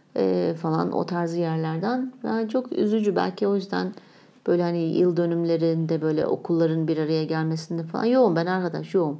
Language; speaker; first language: Turkish; native; Turkish